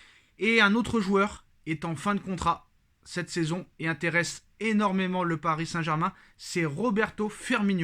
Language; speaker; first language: French; native; French